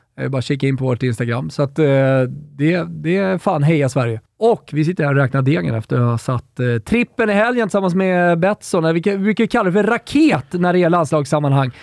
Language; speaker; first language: Swedish; native; Swedish